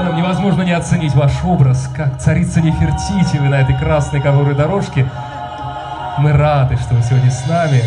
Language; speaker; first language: Russian; native; Russian